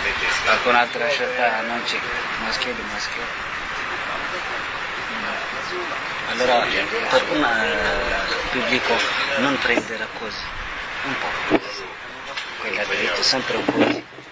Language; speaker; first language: Italian; non-native, learner; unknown